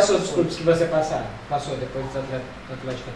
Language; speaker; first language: Portuguese; native; Portuguese